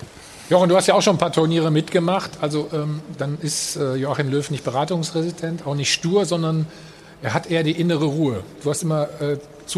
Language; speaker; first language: German; native; German